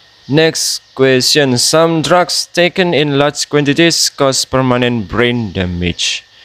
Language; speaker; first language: English; non-native, fluent; Indonesian